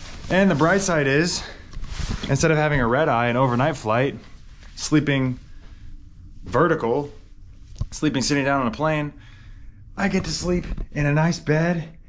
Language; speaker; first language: English; native; English